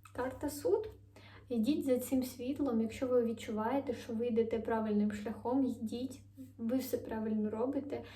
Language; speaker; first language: Ukrainian; non-native, local second language; Russian